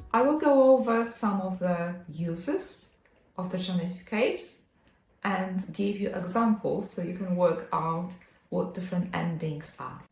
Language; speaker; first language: English; non-native, fluent; Polish